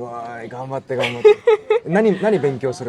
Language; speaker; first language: Japanese; native; Japanese